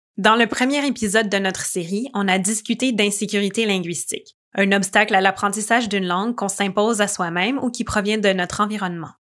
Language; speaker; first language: French; native; French